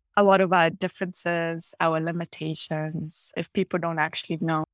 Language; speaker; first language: English; non-native, local second language; Ganda